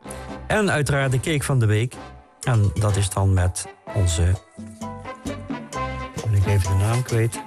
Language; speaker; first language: Dutch; native; Dutch